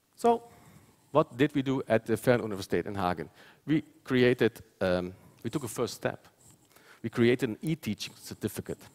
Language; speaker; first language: English; non-native, fluent; Dutch